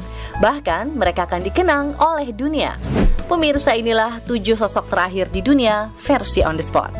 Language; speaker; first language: Indonesian; native; Indonesian